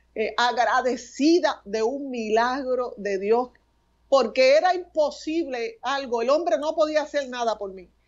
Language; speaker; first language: Spanish; native; Spanish